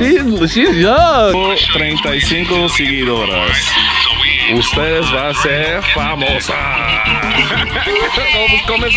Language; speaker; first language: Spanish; non-native, learner; English